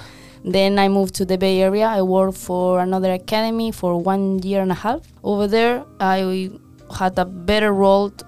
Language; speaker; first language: English; non-native, fluent; Spanish